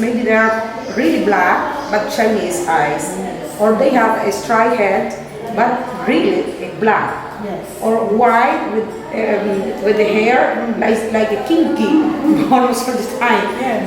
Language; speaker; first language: English; non-native, fluent; Spanish